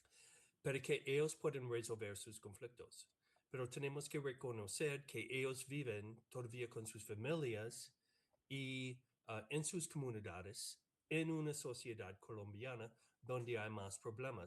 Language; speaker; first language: Spanish; non-native, fluent; English